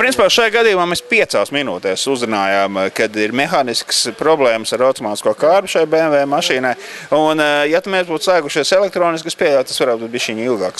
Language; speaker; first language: Latvian; native; Latvian